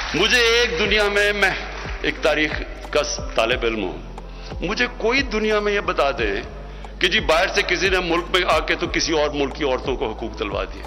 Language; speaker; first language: Urdu; native; Urdu